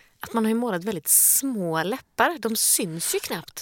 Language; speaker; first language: Swedish; native; Swedish